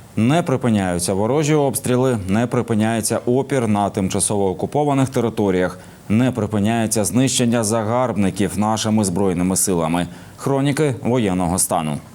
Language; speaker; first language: Ukrainian; native; Ukrainian